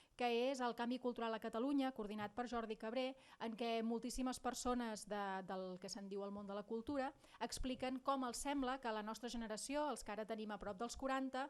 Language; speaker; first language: Catalan; non-native, local second language; Spanish